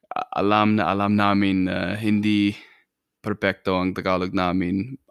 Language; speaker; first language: Filipino; non-native, fluent; English